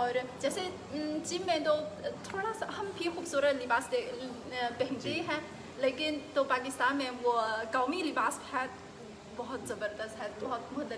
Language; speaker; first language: Hindi; non-native, fluent; Chinese